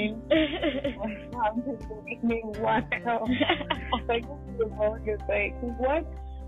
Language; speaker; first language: English; non-native, local second language; Yoruba